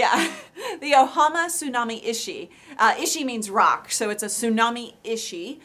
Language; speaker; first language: English; native; English